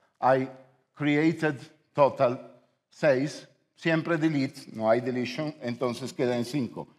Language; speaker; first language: Spanish; non-native, fluent; Italian